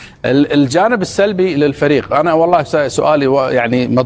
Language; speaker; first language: Arabic; native; Arabic